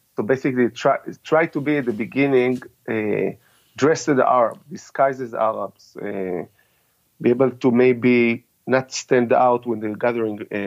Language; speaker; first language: English; non-native, fluent; Hebrew